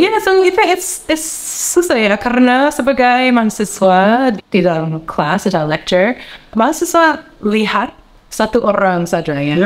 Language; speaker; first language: Indonesian; non-native, learner; English